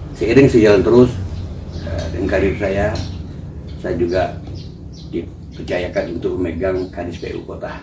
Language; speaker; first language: Indonesian; non-native, local second language; Minangkabau